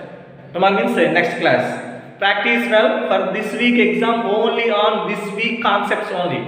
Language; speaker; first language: English; non-native, local second language; Telugu